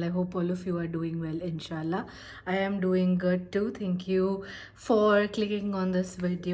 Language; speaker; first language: English; non-native, local second language; Hindi